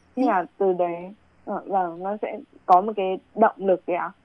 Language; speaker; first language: Vietnamese; native; Vietnamese